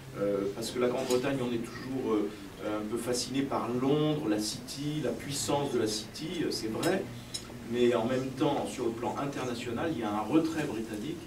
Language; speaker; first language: French; native; French